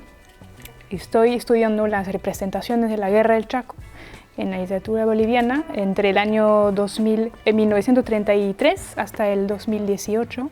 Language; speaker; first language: Spanish; non-native, fluent; French